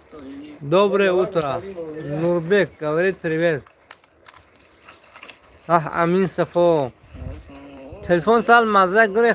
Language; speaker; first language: Russian; non-native, local second language; Tajik